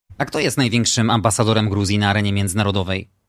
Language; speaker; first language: Polish; native; Polish